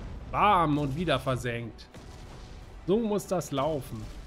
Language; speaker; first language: German; native; German